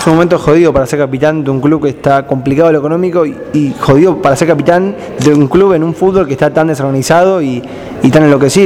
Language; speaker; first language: Spanish; native; Spanish